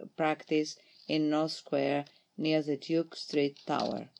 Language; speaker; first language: English; non-native, fluent; Greek